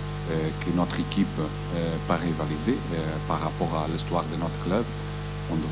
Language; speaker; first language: French; non-native, learner; Portuguese